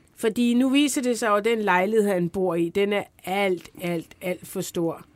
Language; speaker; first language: Danish; native; Danish